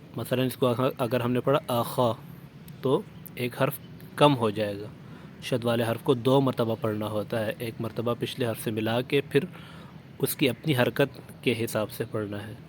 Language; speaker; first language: Urdu; native; Urdu